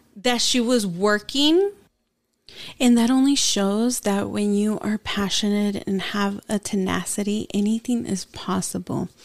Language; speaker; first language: English; early bilingual, other home language; Spanish